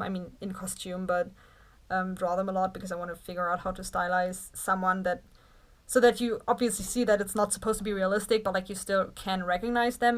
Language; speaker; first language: English; non-native, fluent; German